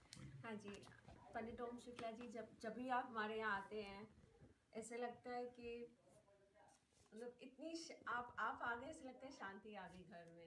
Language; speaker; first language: Hindi; native; Hindi